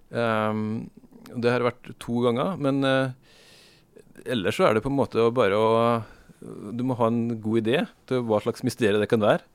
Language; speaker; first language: Norwegian; native; Norwegian